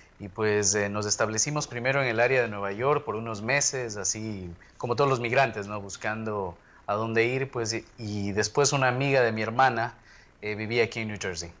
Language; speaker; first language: Spanish; native; Spanish